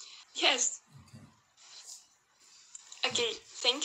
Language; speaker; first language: English; non-native, learner; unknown